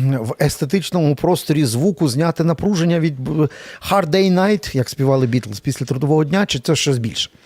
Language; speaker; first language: Ukrainian; native; Ukrainian